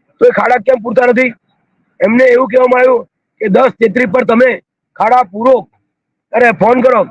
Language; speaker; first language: Gujarati; non-native, local second language; Bhili